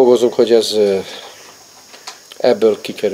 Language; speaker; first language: Hungarian; non-native, fluent; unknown